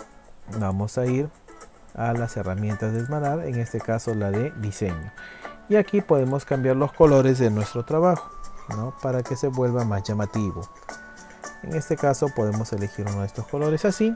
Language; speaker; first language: Spanish; native; Spanish